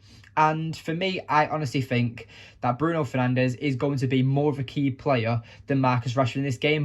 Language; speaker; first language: English; native; English